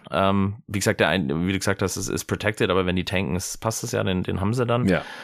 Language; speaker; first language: German; early bilingual, other home language; English